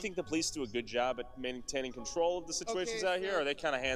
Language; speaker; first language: English; native; English